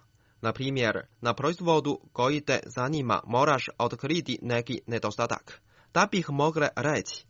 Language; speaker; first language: Croatian; non-native, fluent; Chinese